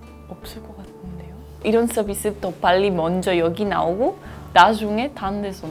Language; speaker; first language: Korean; non-native, fluent; Spanish